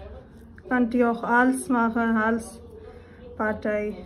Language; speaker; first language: German; non-native, learner; Urdu